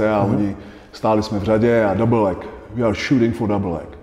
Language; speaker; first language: Czech; native; Czech